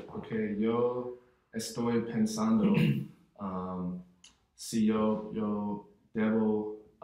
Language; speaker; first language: Spanish; non-native, learner; English